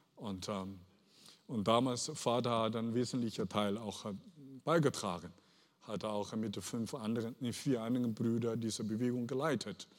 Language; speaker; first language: German; non-native, fluent; Chinese